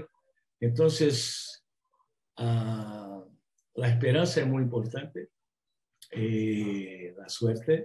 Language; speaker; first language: Spanish; non-native, fluent; Portuguese